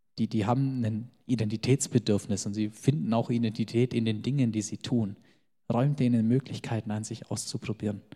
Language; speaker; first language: German; early bilingual, other home language; Albanian